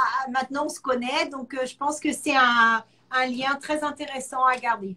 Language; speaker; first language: French; native; French